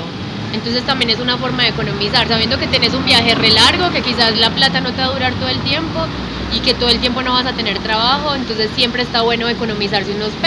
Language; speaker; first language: Spanish; native; Spanish